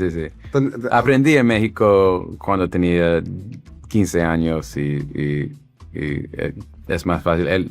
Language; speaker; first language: Spanish; non-native, learner; English